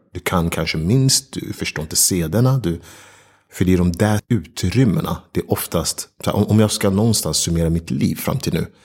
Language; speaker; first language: Swedish; early bilingual, other home language; Ganda